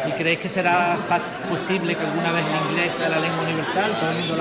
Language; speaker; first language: Spanish; native; Spanish